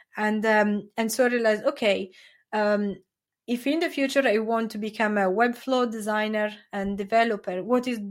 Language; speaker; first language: English; non-native, fluent; Italian